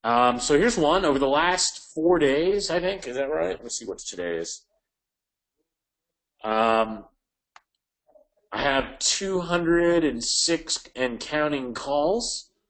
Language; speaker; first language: English; native; English